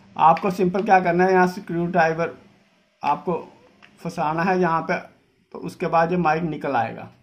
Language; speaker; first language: Hindi; non-native, local second language; Dogri